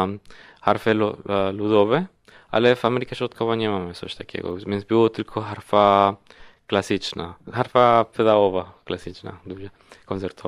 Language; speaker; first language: Polish; non-native, learner; Spanish